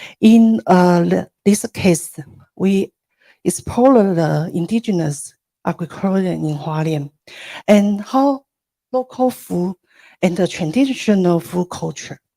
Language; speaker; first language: English; non-native, learner; Chinese